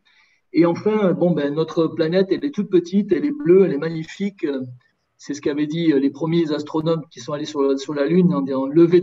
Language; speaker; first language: French; native; French